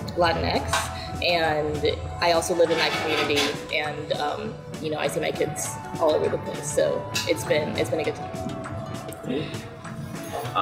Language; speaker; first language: English; native; English